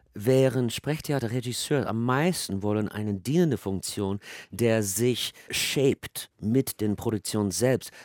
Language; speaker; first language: German; non-native, fluent; English